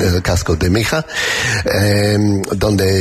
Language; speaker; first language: Spanish; non-native, learner; English